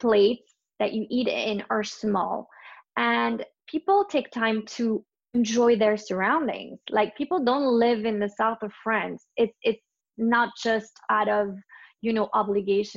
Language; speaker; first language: English; native; English